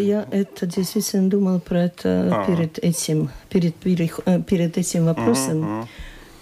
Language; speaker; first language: Russian; non-native, local second language; Latvian